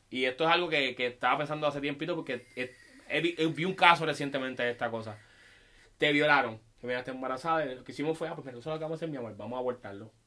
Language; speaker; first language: Spanish; early bilingual, heritage; Spanish